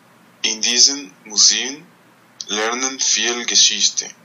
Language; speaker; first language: German; non-native, learner; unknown